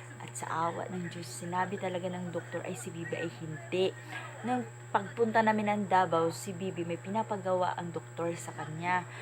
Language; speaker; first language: Filipino; native; Filipino